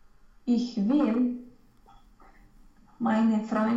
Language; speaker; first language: German; non-native, learner; Romanian